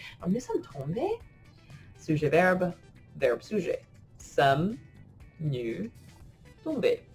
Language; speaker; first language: French; non-native, fluent; English